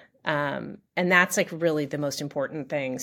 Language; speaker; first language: English; native; English